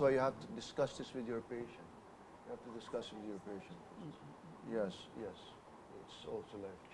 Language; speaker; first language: English; non-native, local second language; Filipino